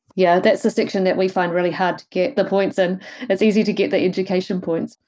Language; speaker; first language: English; native; English